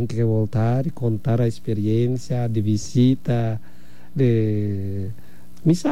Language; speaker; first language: Portuguese; non-native, fluent; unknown